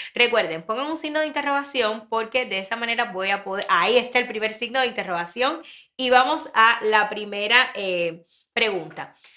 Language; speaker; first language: Spanish; native; Spanish